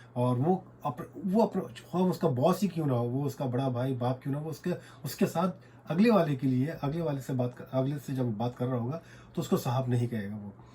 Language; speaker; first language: Urdu; native; Urdu